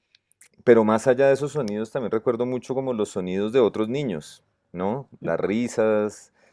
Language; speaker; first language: Spanish; native; Spanish